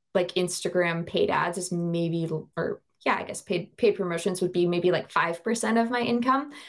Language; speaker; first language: English; native; English